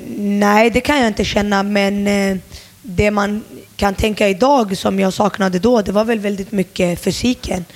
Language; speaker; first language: Swedish; early bilingual, other home language; Turoyo